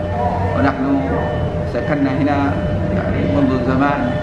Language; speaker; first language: Arabic; early bilingual, heritage; Indonesian